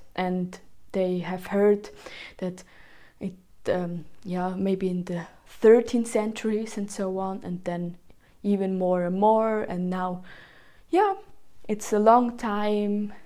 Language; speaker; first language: English; non-native, fluent; German